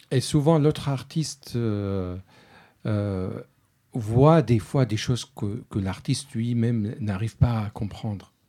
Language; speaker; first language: French; non-native, fluent; Arabic